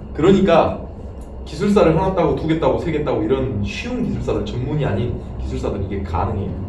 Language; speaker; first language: Korean; native; Korean